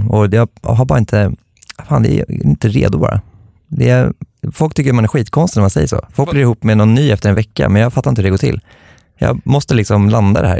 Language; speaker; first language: Swedish; native; Swedish